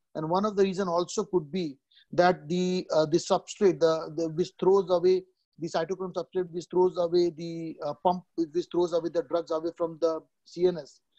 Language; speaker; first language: English; non-native, local second language; Odia